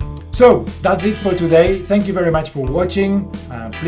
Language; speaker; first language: English; non-native, fluent; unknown